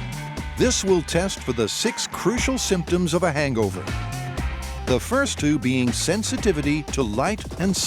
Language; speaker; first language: English; native; English